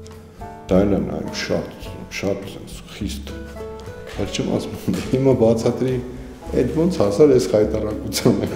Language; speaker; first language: Armenian; native; Armenian